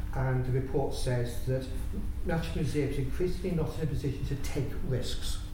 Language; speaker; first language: English; native; English